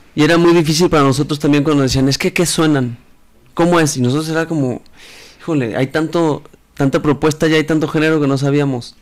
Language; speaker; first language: Spanish; native; Spanish